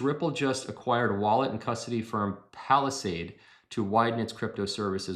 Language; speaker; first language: English; native; English